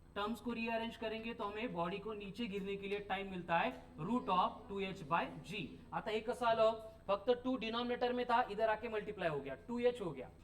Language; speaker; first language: Hindi; non-native, local second language; Marathi